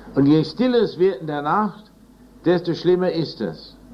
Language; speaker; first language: German; non-native, fluent; English